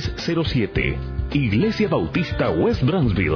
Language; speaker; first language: Spanish; native; Spanish